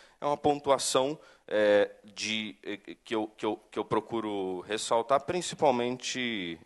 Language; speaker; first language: Portuguese; native; Portuguese